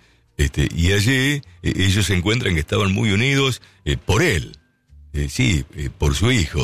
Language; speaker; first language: Spanish; native; Spanish